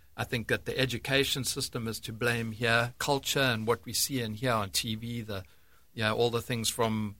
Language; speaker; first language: English; native; English